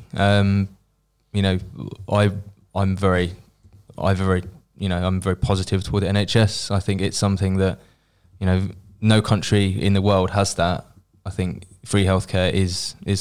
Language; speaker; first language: English; native; English